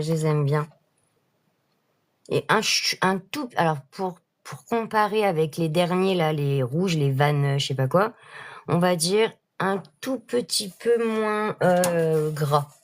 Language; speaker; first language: French; native; French